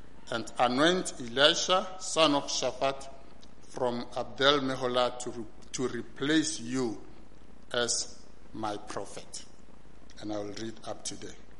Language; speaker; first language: English; non-native, local second language; Tswana